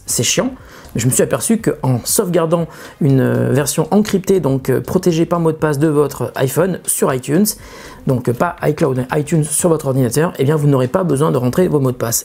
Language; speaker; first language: French; native; French